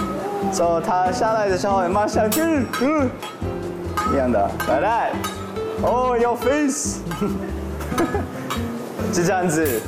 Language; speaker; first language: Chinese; non-native, learner; English